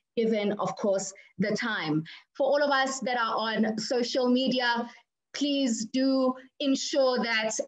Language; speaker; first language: English; non-native, local second language; Zulu